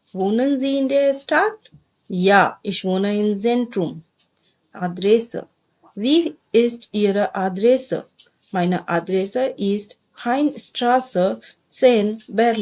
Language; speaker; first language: German; non-native, fluent; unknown